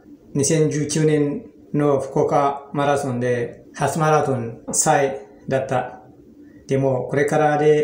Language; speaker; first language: Japanese; non-native, learner; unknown